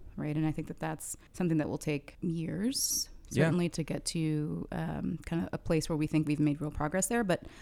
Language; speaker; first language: English; early bilingual, other home language; Arabic